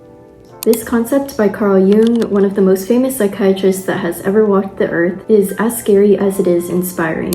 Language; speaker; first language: English; native; English